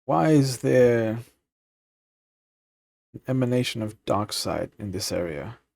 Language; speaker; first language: English; native; English